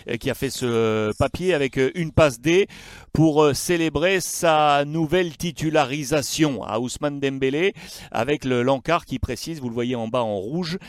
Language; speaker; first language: French; native; French